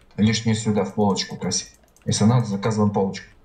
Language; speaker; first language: Russian; native; Russian